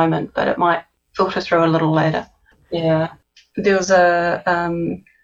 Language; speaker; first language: English; native; English